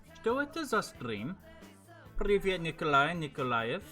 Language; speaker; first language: Russian; non-native, learner; English